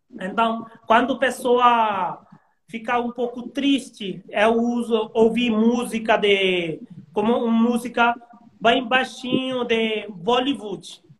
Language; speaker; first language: Portuguese; non-native, learner; Hindi